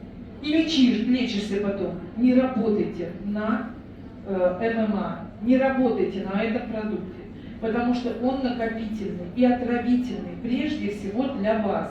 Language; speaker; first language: Russian; native; Russian